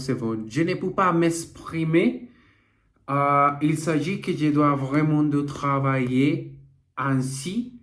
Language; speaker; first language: French; non-native, learner; Portuguese